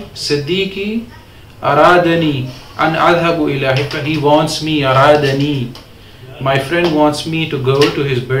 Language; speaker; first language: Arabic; non-native, fluent; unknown